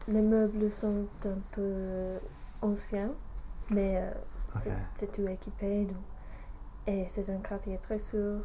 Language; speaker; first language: French; non-native, learner; English